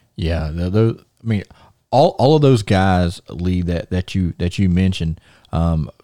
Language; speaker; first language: English; native; English